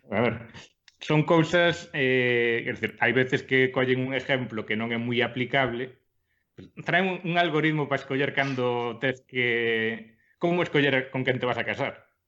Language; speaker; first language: Galician; non-native, local second language; Spanish